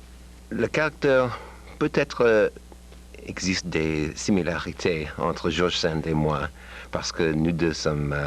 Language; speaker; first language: French; non-native, learner; English